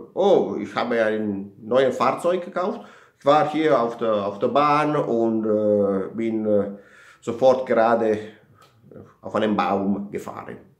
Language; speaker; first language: German; non-native, fluent; Italian